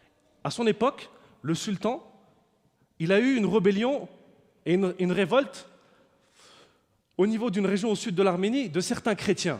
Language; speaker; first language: French; native; French